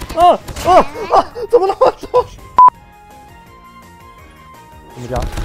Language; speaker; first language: Chinese; native; Chinese